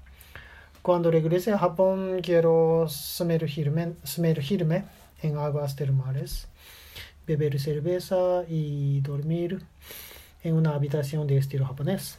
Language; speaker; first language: Spanish; non-native, learner; Japanese